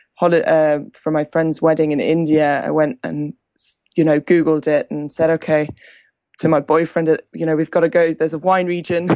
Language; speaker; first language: English; native; English